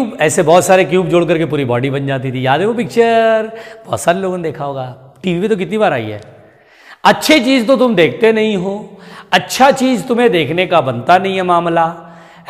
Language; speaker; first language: Hindi; native; Hindi